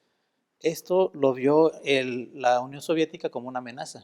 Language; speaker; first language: Spanish; native; Spanish